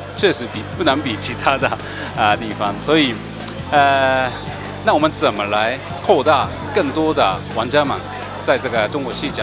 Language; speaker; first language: Chinese; non-native, fluent; Japanese